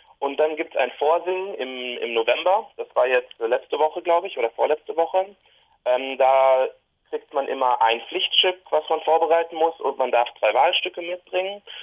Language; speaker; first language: German; native; German